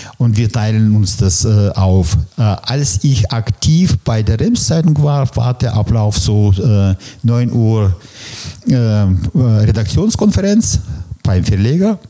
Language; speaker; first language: German; non-native, fluent; Russian